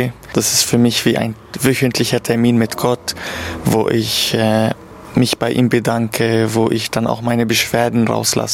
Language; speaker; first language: German; early bilingual, other home language; Arabic